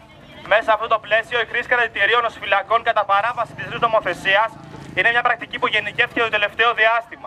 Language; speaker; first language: Greek; native; Greek